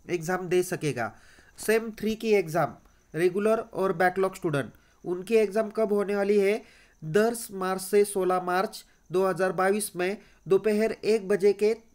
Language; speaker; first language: Hindi; non-native, local second language; Marathi